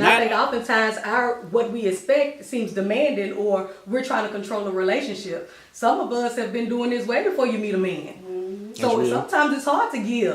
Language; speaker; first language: English; native; English